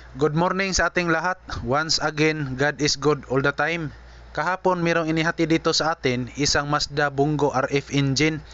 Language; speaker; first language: Filipino; native; Filipino